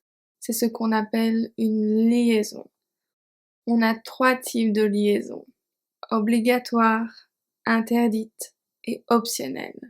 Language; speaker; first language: French; native; French